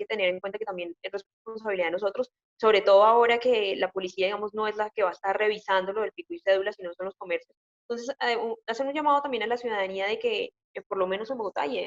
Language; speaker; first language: Spanish; native; Spanish